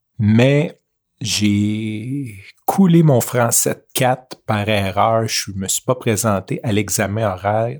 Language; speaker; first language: French; native; French